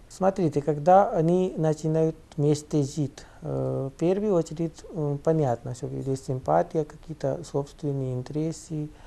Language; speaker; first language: Russian; non-native, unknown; Punjabi